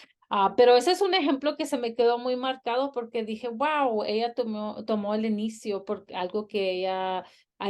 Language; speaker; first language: Spanish; early bilingual, heritage; Spanish